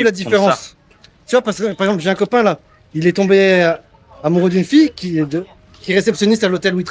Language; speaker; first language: French; native; French